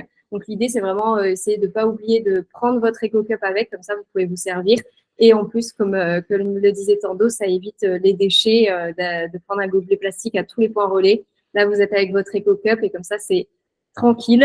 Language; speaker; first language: French; native; French